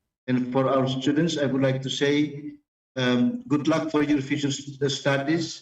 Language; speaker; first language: English; non-native, fluent; Indonesian